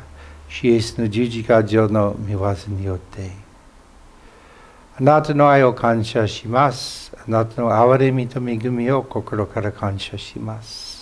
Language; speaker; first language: Japanese; non-native, fluent; English